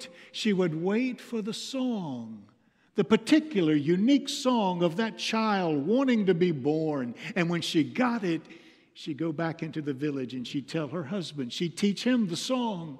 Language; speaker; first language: English; native; English